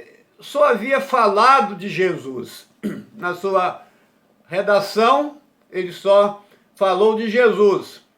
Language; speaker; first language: Portuguese; native; Portuguese